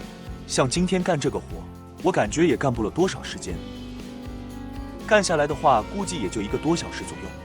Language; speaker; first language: Chinese; native; Chinese